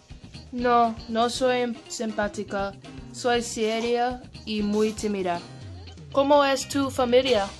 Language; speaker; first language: Spanish; non-native, learner; English